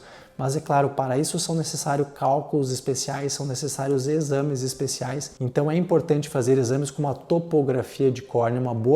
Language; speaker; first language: Portuguese; native; Portuguese